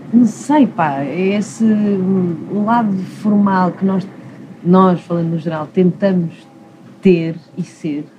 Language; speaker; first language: Portuguese; native; Portuguese